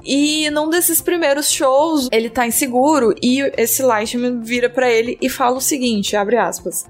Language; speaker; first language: Portuguese; native; Portuguese